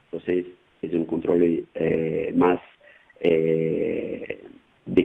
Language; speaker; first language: Spanish; non-native, fluent; Portuguese